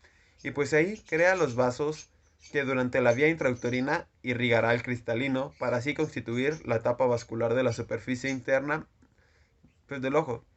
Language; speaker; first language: Spanish; native; Spanish